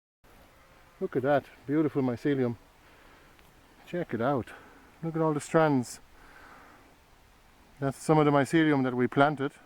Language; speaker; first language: English; native; English